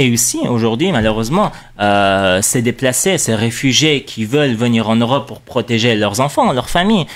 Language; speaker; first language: French; non-native, fluent; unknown